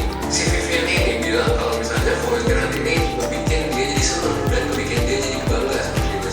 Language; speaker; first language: Indonesian; native; Indonesian